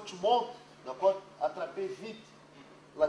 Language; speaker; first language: French; non-native, learner; Portuguese